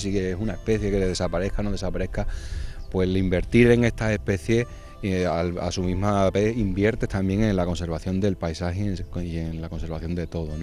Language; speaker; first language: Spanish; native; Spanish